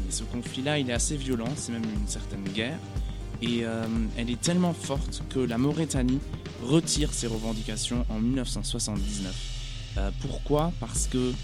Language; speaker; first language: French; non-native, fluent; German